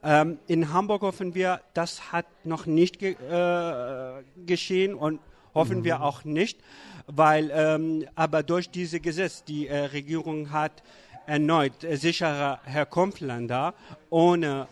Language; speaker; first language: German; non-native, learner; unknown